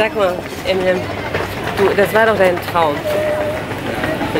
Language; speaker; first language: German; early bilingual, other home language; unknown